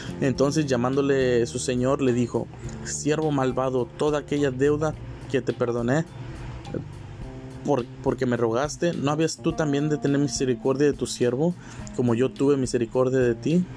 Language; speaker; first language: Spanish; native; Spanish